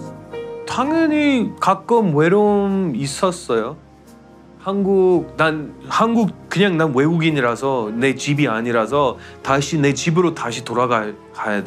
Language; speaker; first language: Korean; non-native, fluent; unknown